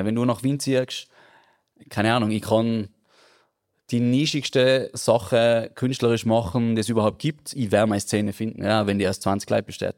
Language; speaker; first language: German; native; German